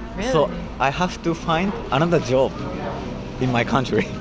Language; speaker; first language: English; non-native, fluent; Japanese